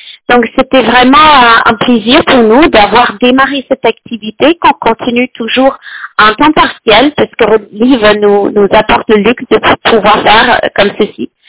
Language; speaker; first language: French; non-native, fluent; English